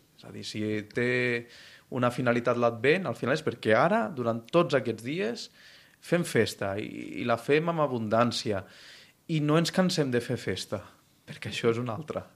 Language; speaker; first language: Catalan; native; Catalan